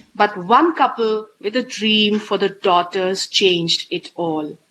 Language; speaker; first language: English; non-native, local second language; Hindi